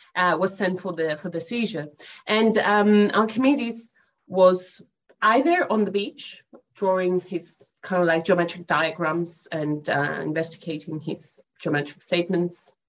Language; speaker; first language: English; non-native, fluent; Greek